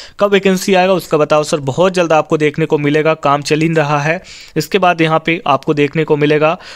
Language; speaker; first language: Hindi; native; Hindi